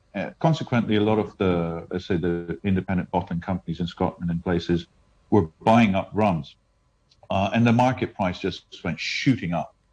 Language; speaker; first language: English; native; English